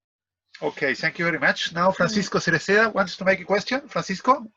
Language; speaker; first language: English; non-native, fluent; Spanish